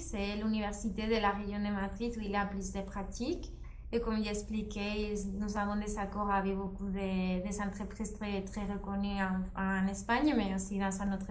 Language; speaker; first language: French; non-native, fluent; Spanish